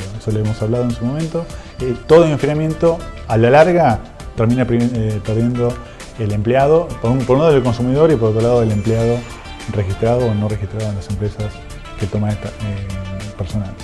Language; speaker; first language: Spanish; native; Spanish